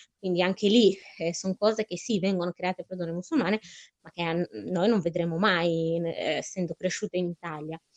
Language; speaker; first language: Italian; early bilingual, other home language; Arabic